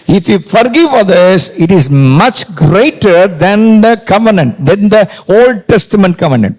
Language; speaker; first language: English; non-native, local second language; Tamil